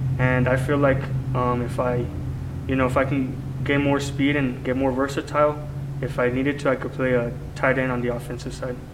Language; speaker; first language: English; native; English